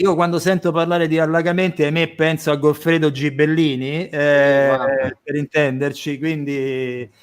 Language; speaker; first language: Italian; native; Italian